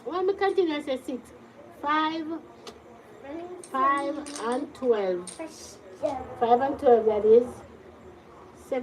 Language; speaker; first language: English; non-native, local second language; Jamaican Creole English